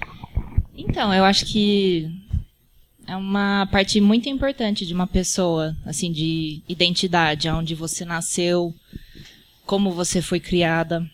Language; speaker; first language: Portuguese; early bilingual, heritage; Portuguese